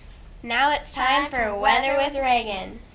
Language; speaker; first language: English; native; English